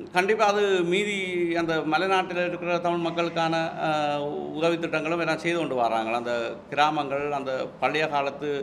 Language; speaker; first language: Tamil; native; Tamil